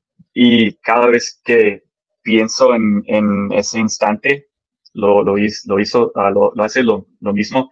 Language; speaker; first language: Spanish; early bilingual, heritage; English